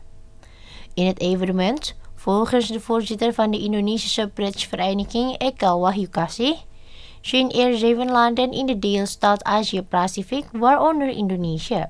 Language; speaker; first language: Dutch; non-native, fluent; Indonesian